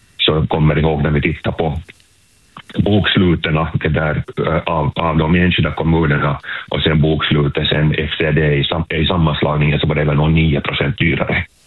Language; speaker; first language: Swedish; native; Swedish